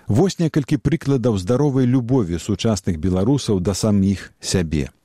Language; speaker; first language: Belarusian; native; Belarusian